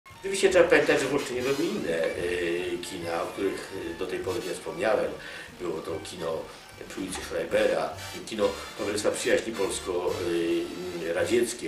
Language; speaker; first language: Polish; native; Polish